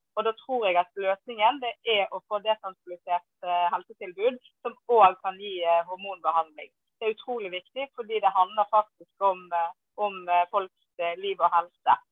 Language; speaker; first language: Norwegian; native; Norwegian